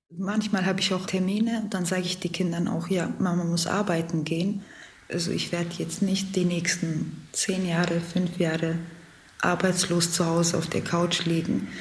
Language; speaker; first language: German; native; German